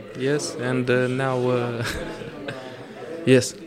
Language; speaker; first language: English; non-native, fluent; Romanian